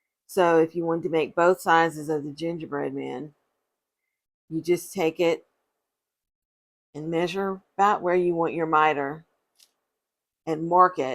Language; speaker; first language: English; native; English